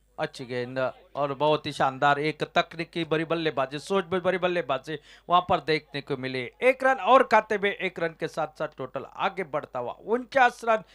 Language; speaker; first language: Hindi; non-native, local second language; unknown